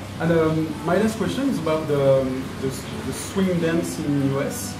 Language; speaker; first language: English; non-native, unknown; French